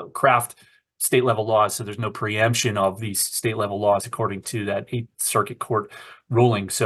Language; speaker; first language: English; native; English